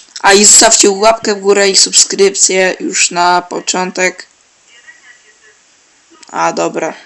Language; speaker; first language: Polish; native; Polish